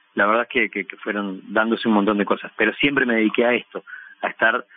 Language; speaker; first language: Spanish; native; Spanish